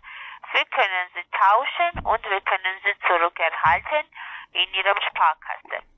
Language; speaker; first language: German; non-native, learner; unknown